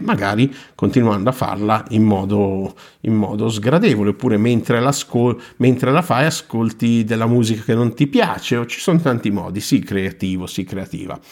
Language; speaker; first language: Italian; native; Italian